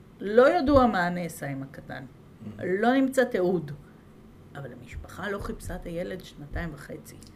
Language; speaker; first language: Hebrew; native; Hebrew